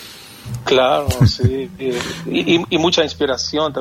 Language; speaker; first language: Spanish; non-native, fluent; Hebrew